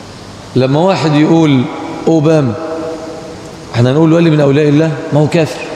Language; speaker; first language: Arabic; native; Arabic